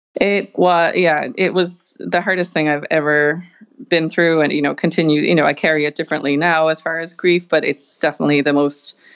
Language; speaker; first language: English; native; English